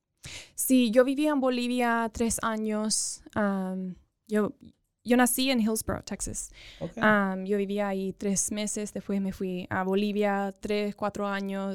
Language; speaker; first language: Spanish; early bilingual, other home language; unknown